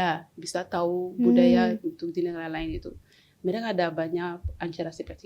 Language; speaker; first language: Indonesian; non-native, learner; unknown